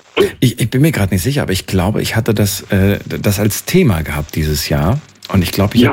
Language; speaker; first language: German; native; German